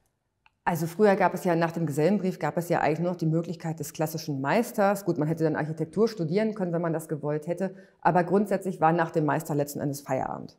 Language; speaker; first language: German; native; German